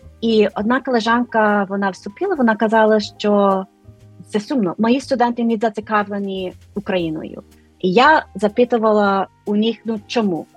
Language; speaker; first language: Ukrainian; non-native, fluent; English